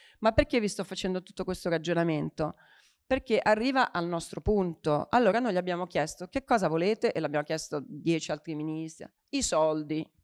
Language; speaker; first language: Italian; native; Italian